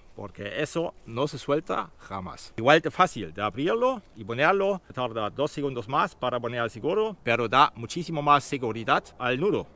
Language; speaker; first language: Spanish; non-native, fluent; German